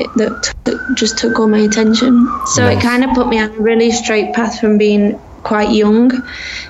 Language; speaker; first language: English; native; English